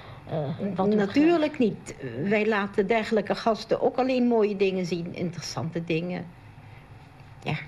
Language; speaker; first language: Dutch; native; Dutch